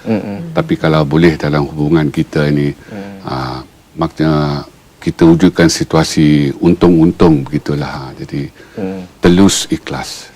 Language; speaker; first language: Malay; native; Malay